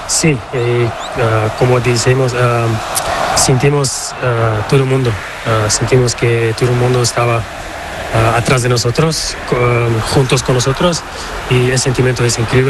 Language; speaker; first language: Spanish; non-native, learner; Portuguese